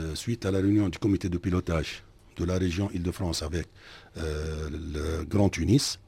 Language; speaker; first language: French; non-native, local second language; Arabic